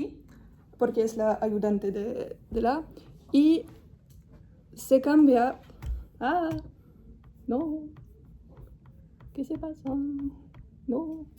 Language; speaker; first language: Spanish; non-native, fluent; French